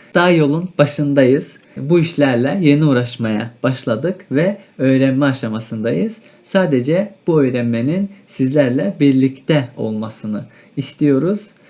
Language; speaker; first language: Turkish; native; Turkish